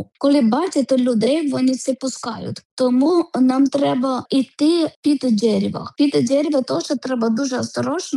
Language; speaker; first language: Ukrainian; non-native, learner; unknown